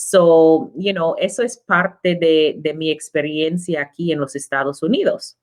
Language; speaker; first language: Spanish; non-native, learner; English